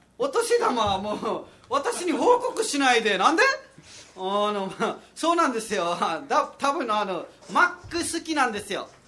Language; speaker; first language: Japanese; non-native, fluent; Nepali